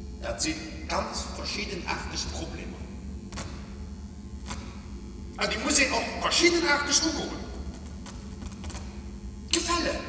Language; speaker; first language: German; non-native, local second language; Luxembourgish